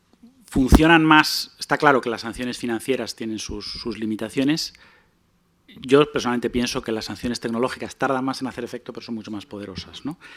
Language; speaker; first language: Spanish; native; Spanish